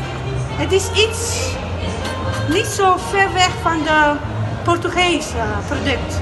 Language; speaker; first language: Dutch; non-native, learner; Italian